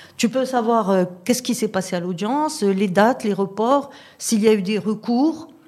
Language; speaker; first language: French; non-native, local second language; Arabic